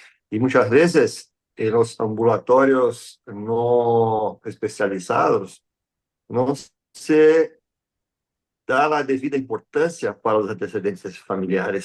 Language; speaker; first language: Spanish; non-native, fluent; Portuguese